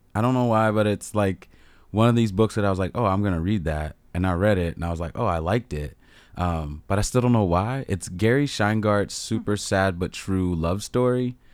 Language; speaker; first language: English; native; English